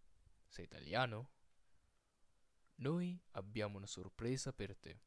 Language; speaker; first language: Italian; non-native, fluent; Filipino